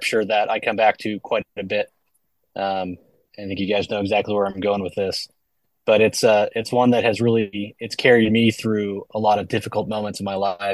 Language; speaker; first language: English; native; English